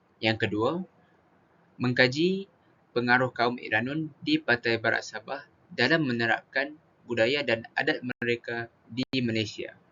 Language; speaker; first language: Malay; native; Malay